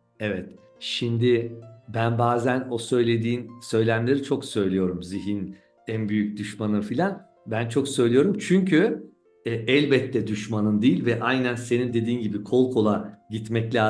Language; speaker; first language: Turkish; native; Turkish